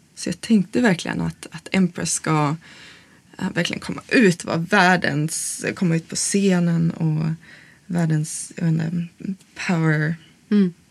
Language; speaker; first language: Swedish; native; Swedish